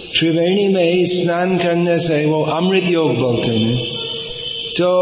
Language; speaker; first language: Hindi; non-native, fluent; English